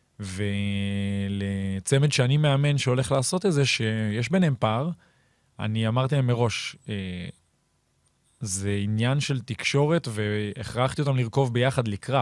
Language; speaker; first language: Hebrew; native; Hebrew